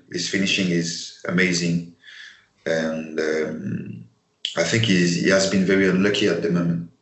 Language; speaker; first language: English; non-native, fluent; French